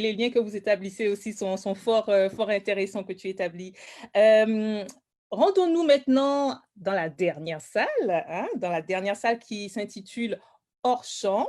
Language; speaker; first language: French; native; French